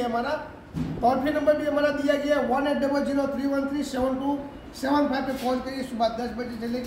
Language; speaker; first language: Hindi; non-native, local second language; Gujarati